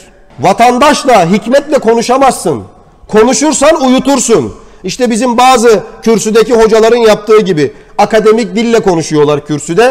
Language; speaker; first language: Turkish; native; Turkish